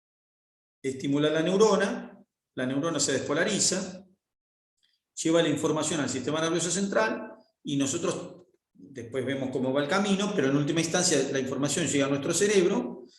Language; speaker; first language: Spanish; native; Spanish